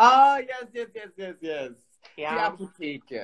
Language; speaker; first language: German; native; German